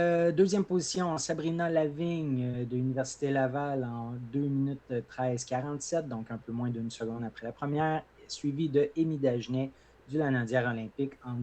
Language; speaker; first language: French; native; French